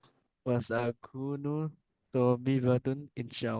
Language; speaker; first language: Arabic; non-native, learner; Indonesian